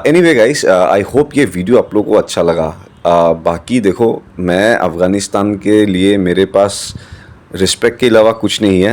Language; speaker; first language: Hindi; non-native, local second language; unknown